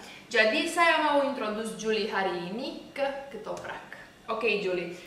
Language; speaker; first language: Indonesian; non-native, fluent; Romanian